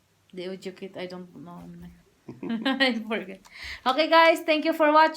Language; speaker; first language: English; non-native, learner; Filipino